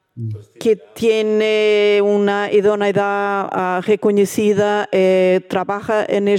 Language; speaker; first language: Spanish; non-native, fluent; Portuguese